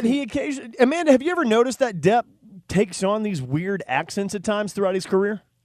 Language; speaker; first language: English; native; English